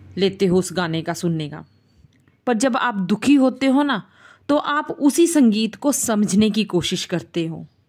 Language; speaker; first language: Hindi; non-native, local second language; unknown